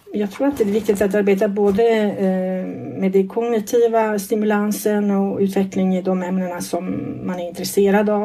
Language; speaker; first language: Swedish; non-native, fluent; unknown